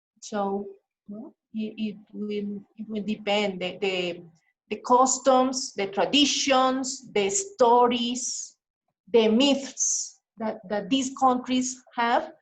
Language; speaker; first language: English; non-native, fluent; Spanish